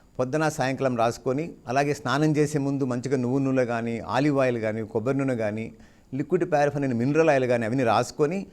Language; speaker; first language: Telugu; native; Telugu